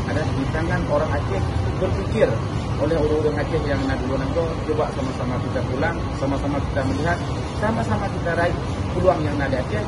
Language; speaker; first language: Indonesian; non-native, local second language; Achinese